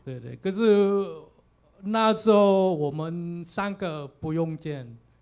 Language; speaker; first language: Chinese; non-native, learner; Balinese